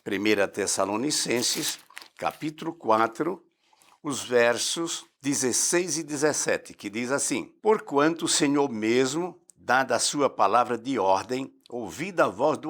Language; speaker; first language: Portuguese; native; Portuguese